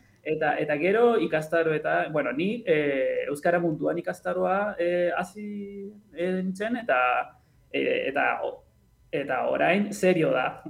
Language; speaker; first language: Basque; non-native, learner; Spanish